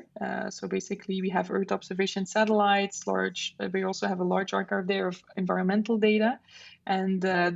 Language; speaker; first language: English; non-native, fluent; Dutch